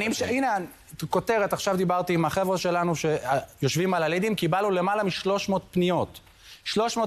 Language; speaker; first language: Hebrew; native; Hebrew